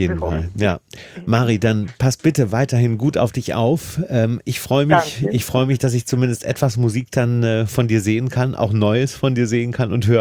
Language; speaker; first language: German; native; German